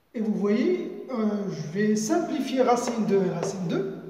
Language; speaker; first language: French; non-native, local second language; Arabic